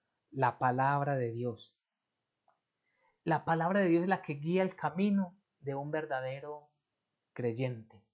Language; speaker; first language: Spanish; native; Spanish